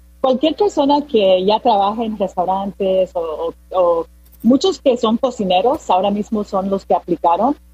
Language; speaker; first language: Spanish; early bilingual, heritage; Spanish